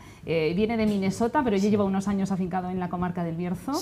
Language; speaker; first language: Spanish; native; Spanish